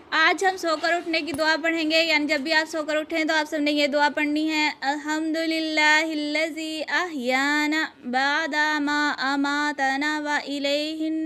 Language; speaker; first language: Urdu; native; Urdu